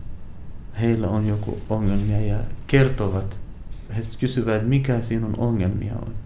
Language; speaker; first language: Finnish; non-native, learner; Arabic